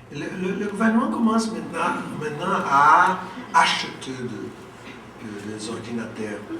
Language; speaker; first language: French; non-native, local second language; Portuguese